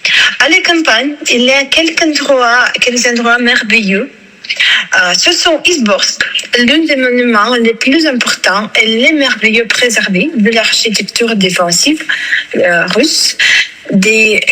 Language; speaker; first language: French; non-native, fluent; Russian